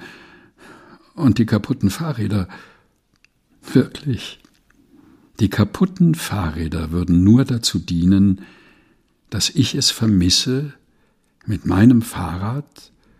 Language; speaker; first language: German; non-native, fluent; Portuguese